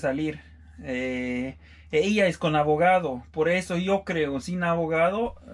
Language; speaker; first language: Spanish; non-native, fluent; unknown